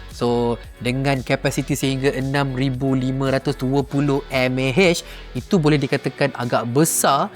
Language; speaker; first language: Malay; native; Malay